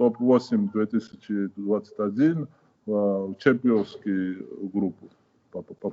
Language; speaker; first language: Russian; non-native, fluent; Georgian